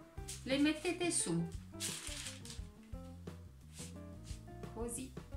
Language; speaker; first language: Italian; native; Italian